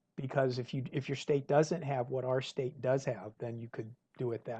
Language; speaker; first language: English; native; English